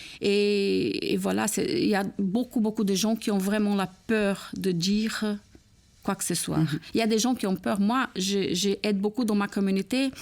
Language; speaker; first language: French; non-native, fluent; Portuguese